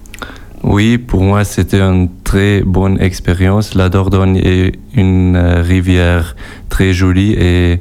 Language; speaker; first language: French; non-native, learner; German